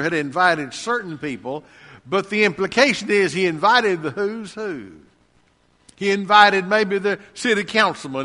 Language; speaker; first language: English; native; English